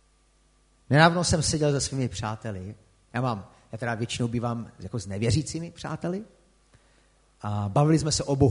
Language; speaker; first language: Czech; native; Czech